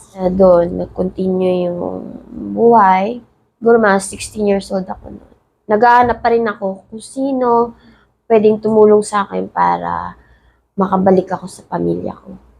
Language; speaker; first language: Filipino; native; Filipino